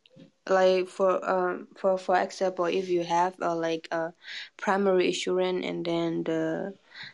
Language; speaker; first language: English; non-native, fluent; Burmese